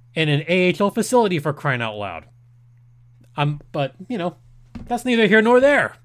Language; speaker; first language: English; early bilingual, other home language; Spanish